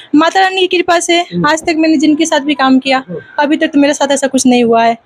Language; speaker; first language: Hindi; non-native, local second language; Bhojpuri